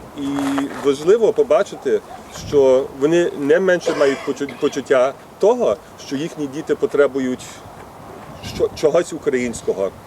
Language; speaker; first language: Ukrainian; early bilingual, heritage; Ukrainian